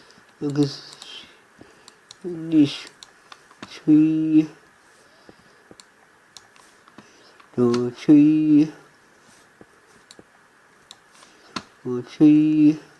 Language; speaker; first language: Irish; non-native, learner; English